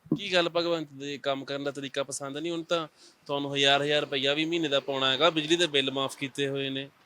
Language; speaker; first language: Punjabi; native; Punjabi